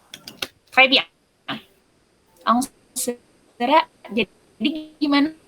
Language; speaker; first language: French; non-native, fluent; Indonesian